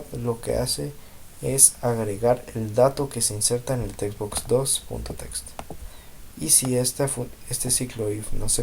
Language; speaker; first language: Spanish; native; Spanish